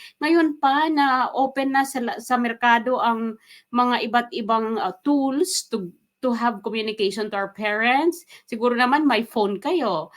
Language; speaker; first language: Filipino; non-native, local second language; Waray